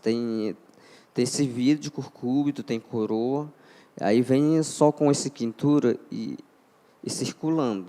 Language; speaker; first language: Portuguese; non-native, local second language; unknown